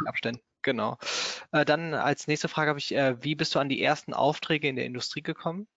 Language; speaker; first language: German; native; German